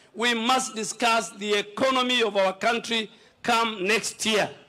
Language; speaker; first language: English; non-native, local second language; Somali